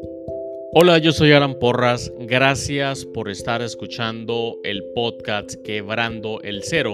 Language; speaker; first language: Spanish; native; Spanish